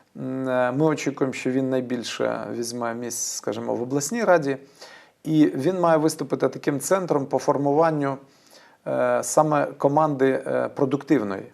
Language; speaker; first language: Ukrainian; native; Ukrainian